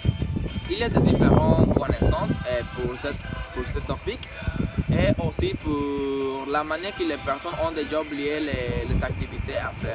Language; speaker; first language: French; non-native, learner; Spanish